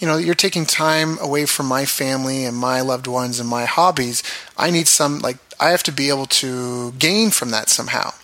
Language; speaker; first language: English; native; English